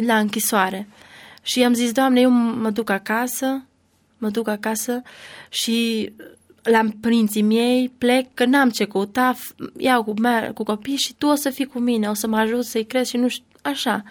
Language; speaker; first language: Romanian; non-native, learner; Albanian